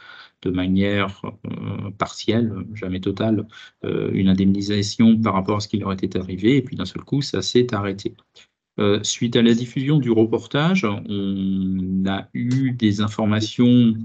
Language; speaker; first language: French; native; French